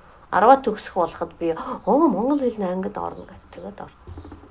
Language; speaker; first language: Mongolian; non-native, fluent; Russian